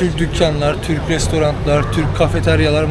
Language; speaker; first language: Turkish; native; Turkish